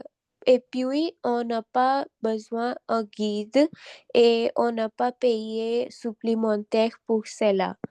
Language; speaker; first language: French; non-native, learner; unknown